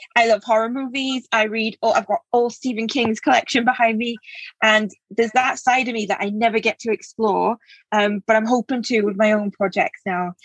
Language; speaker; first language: English; native; English